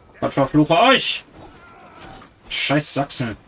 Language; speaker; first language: German; native; German